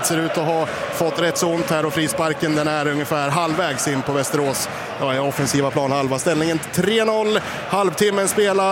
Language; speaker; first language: Swedish; native; Swedish